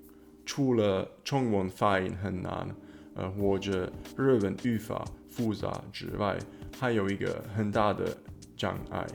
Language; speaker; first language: Chinese; non-native, fluent; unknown